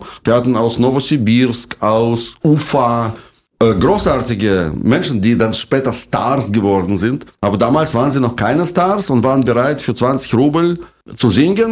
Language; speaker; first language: German; non-native, fluent; Russian